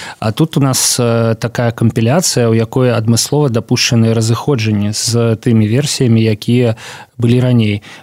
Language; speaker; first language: Belarusian; native; Belarusian